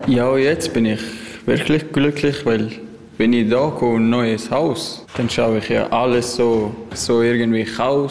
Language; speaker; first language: German; non-native, learner; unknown